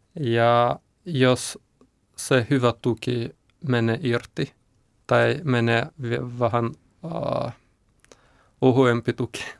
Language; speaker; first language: Finnish; non-native, learner; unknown